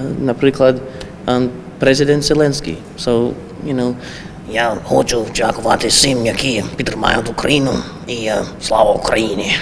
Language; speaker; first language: Ukrainian; non-native, learner; English